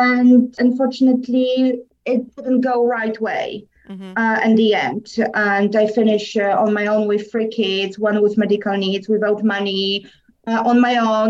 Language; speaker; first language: English; non-native, learner; Polish